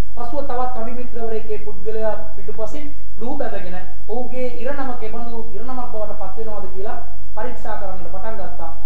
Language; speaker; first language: Sinhala; non-native, local second language; Tamil